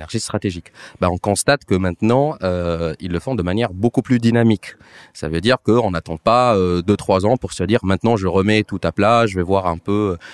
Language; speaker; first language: French; non-native, local second language; Arabic